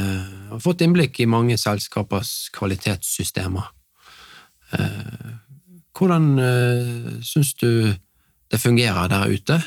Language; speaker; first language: Norwegian; native; Norwegian